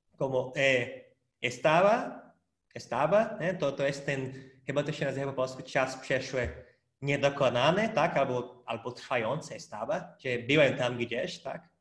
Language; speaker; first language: Polish; non-native, fluent; Portuguese